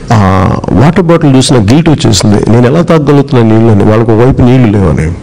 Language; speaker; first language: Telugu; native; Telugu